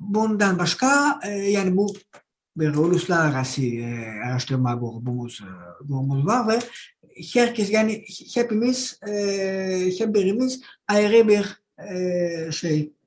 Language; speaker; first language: Turkish; non-native, fluent; Greek